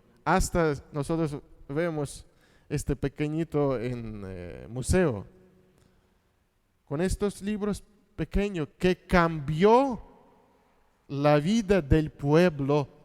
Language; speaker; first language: Spanish; non-native, fluent; Russian